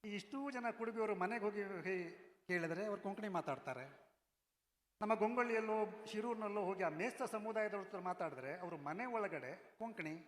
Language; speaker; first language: Kannada; non-native, local second language; Konkani